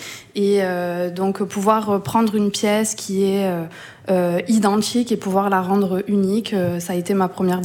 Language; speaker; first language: French; native; French